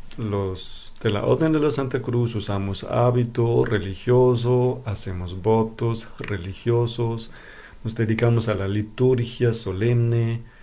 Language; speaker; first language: Spanish; non-native, fluent; German